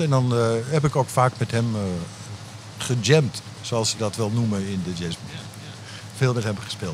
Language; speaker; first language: Dutch; native; Dutch